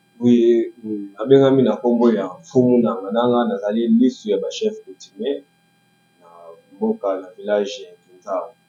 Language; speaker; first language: Lingala; non-native, local second language; Kongo